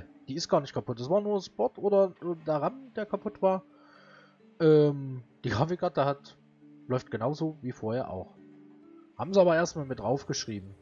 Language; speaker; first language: German; native; German